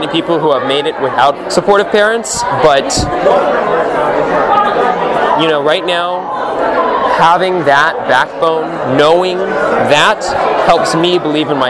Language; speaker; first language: English; native; English